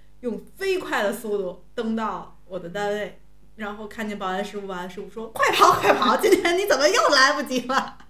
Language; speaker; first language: Chinese; native; Chinese